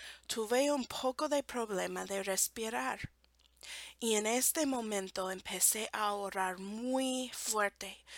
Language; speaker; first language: Spanish; non-native, fluent; English